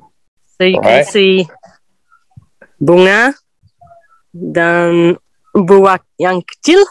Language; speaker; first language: Indonesian; non-native, learner; English